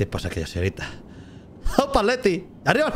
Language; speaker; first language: Spanish; native; Spanish